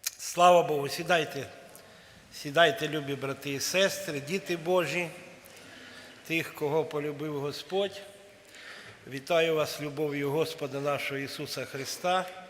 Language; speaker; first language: Ukrainian; non-native, local second language; Russian